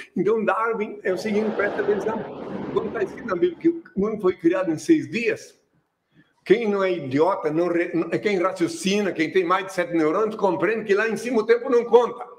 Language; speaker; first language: Portuguese; non-native, fluent; French